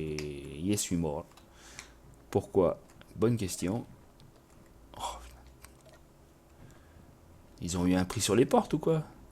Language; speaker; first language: French; native; French